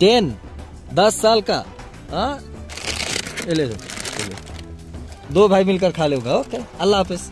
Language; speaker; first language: Hindi; non-native, learner; Bangla